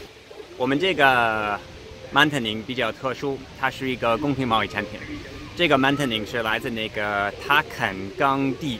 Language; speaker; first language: Chinese; non-native, fluent; English